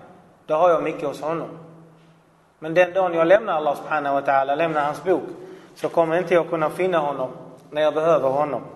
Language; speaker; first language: Swedish; non-native, fluent; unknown